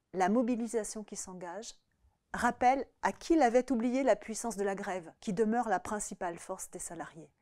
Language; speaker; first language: French; native; French